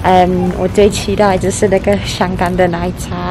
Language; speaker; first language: Chinese; non-native, fluent; English